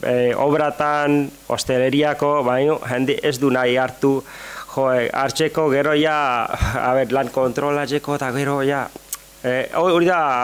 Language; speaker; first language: Basque; non-native, learner; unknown